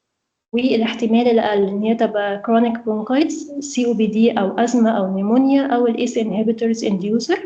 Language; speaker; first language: Arabic; native; Arabic